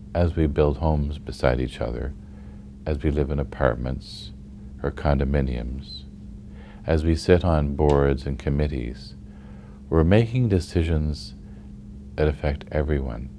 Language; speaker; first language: English; native; English